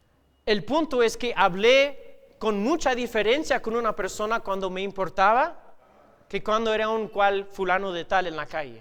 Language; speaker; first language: Spanish; non-native, fluent; English